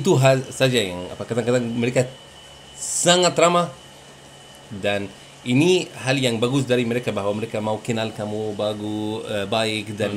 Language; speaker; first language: Indonesian; non-native, learner; French